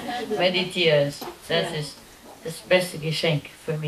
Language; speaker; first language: German; non-native, learner; Vietnamese